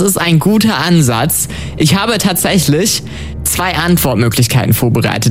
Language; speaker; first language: German; native; German